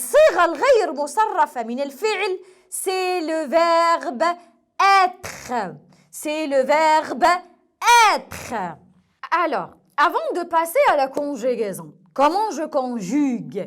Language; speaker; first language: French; non-native, local second language; Arabic